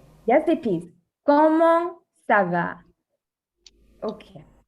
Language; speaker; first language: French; non-native, fluent; Sinhala